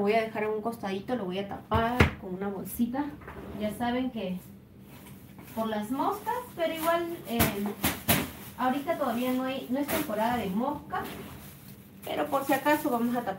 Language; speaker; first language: Spanish; native; Spanish